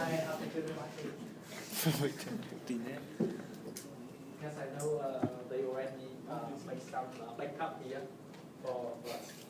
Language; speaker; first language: English; non-native, learner; Vietnamese